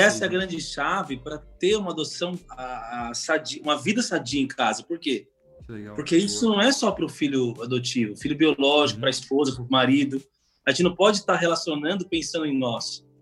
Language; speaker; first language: Portuguese; native; Portuguese